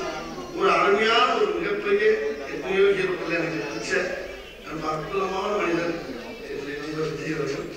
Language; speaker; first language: Tamil; native; Tamil